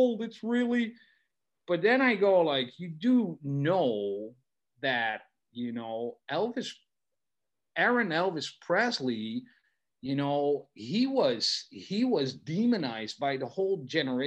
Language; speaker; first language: English; non-native, fluent; Dutch